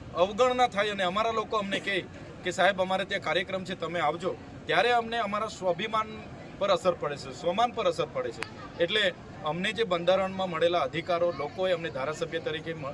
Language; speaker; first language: Gujarati; non-native, local second language; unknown